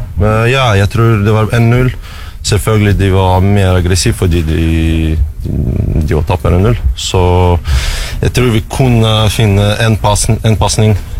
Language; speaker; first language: Norwegian; non-native, learner; Russian